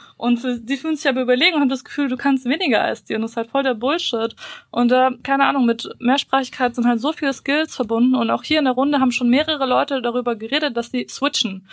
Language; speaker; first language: German; early bilingual, other home language; Bosnian